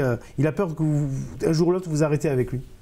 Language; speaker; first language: French; native; French